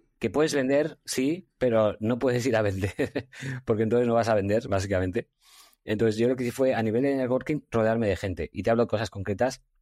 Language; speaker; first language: Spanish; native; Spanish